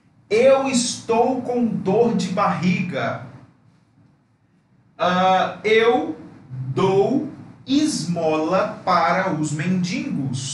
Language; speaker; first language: Portuguese; non-native, fluent; Spanish